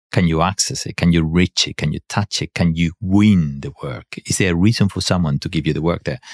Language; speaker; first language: English; non-native, fluent; Spanish